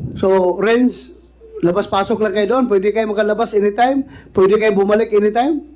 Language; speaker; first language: Filipino; non-native, local second language; Cebuano